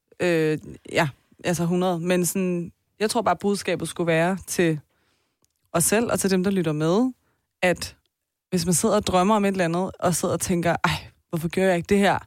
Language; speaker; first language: Danish; early bilingual, other home language; Persian